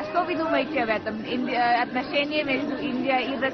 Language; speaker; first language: Russian; non-native, learner; Hindi